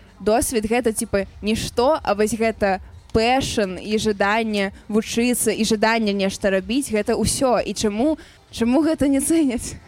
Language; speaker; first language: Belarusian; non-native, local second language; Russian